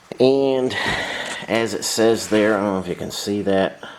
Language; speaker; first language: English; native; English